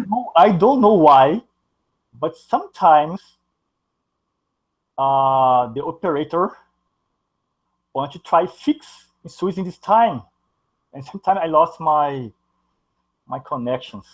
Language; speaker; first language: English; non-native, learner; Portuguese